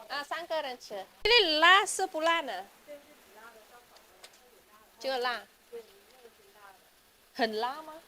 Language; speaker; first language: Chinese; non-native, fluent; Indonesian